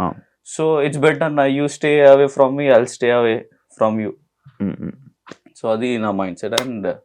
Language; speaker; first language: Telugu; non-native, learner; Hindi